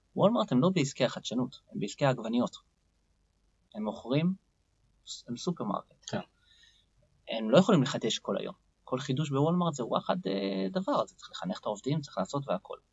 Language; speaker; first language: Hebrew; native; Hebrew